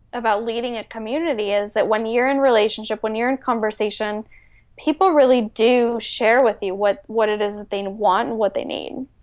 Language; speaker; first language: English; early bilingual, other home language; Spanish